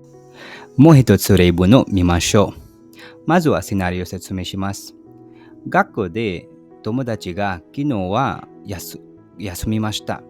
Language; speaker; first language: Japanese; non-native, fluent; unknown